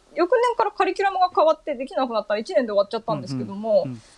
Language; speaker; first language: Japanese; native; Japanese